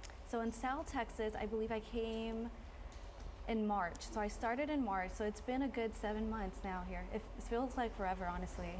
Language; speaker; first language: English; early bilingual, other home language; Spanish